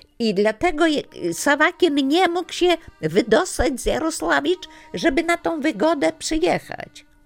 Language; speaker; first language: Polish; native; Polish